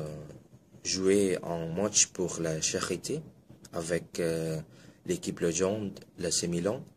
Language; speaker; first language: French; non-native, fluent; Indonesian